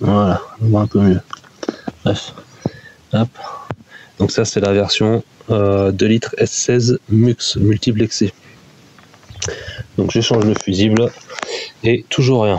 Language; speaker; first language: French; native; French